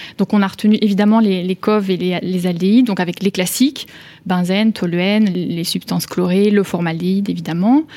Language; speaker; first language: French; native; French